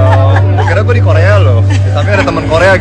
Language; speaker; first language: Indonesian; native; Indonesian